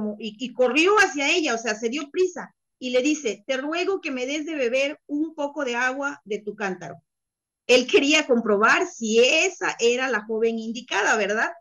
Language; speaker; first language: Spanish; native; Spanish